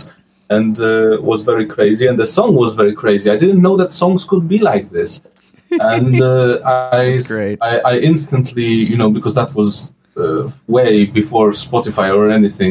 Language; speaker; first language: English; non-native, fluent; Polish